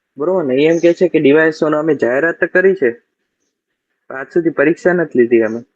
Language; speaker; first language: Gujarati; native; Gujarati